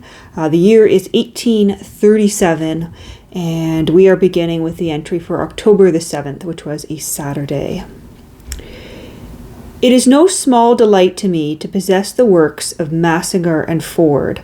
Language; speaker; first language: English; native; English